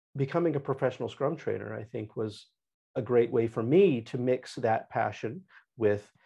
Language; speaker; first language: English; native; English